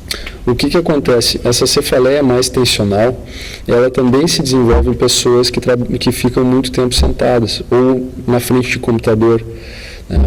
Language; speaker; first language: Portuguese; native; Portuguese